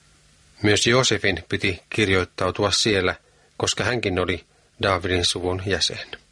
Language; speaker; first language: Finnish; native; Finnish